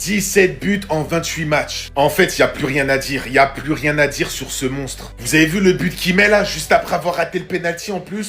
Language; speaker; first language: French; native; French